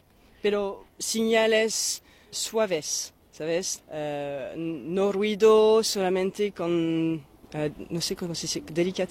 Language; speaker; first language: Spanish; non-native, fluent; French